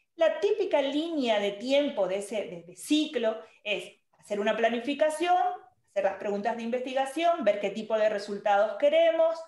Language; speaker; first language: Spanish; native; Spanish